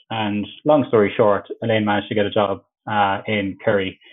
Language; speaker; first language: English; native; English